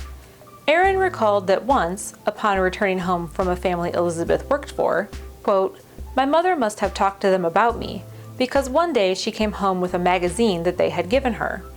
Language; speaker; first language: English; native; English